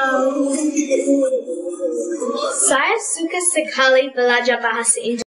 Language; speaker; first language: Indonesian; non-native, learner; English